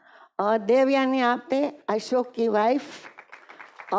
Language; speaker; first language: Hindi; native; Hindi